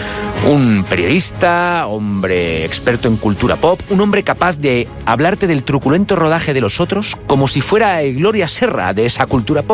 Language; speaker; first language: Spanish; native; Spanish